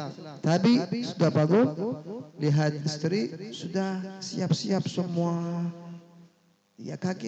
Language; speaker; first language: Indonesian; non-native, fluent; Arabic